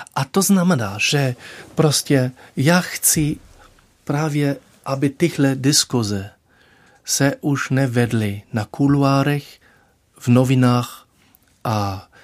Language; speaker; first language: Czech; non-native, fluent; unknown